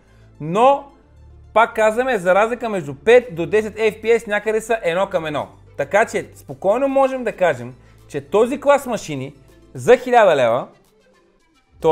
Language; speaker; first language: Bulgarian; native; Bulgarian